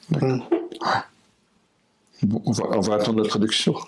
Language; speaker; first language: French; native; French